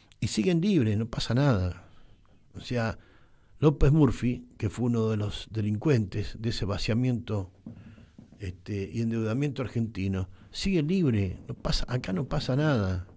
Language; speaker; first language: Spanish; native; Spanish